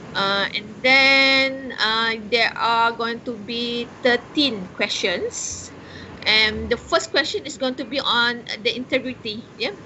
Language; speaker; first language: English; non-native, local second language; Malay